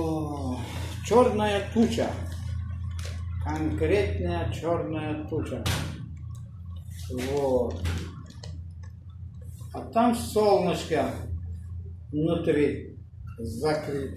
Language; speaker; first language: Russian; non-native, learner; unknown